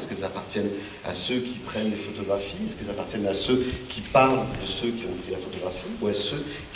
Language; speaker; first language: French; native; French